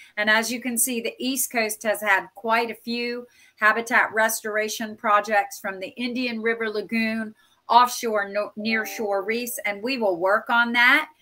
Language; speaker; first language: English; native; English